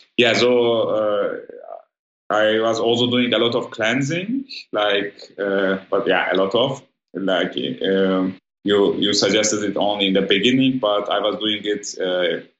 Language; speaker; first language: English; non-native, fluent; German